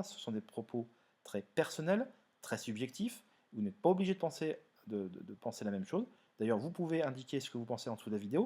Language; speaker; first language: French; native; French